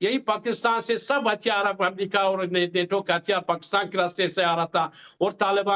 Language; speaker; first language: Hindi; non-native, fluent; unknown